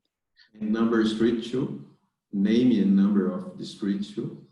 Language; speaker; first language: English; non-native, learner; Portuguese